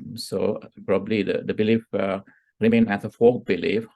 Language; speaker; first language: English; non-native, local second language; Sinhala